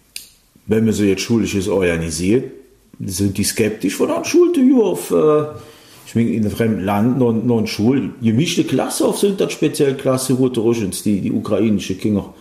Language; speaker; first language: German; native; German